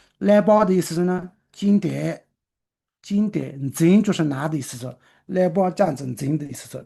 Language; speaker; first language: Chinese; non-native, local second language; Tibetan